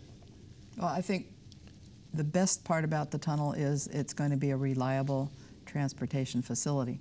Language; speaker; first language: English; native; English